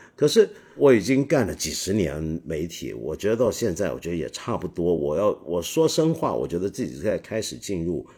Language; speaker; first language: Chinese; non-native, local second language; Cantonese